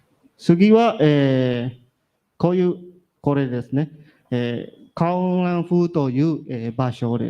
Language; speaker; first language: Japanese; non-native, learner; Burmese